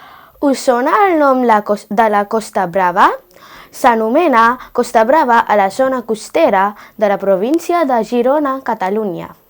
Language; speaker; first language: Catalan; non-native, learner; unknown